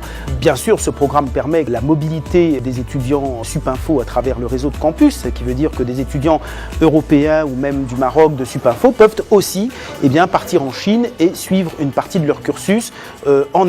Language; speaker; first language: French; native; French